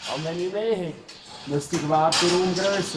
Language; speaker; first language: German; native; German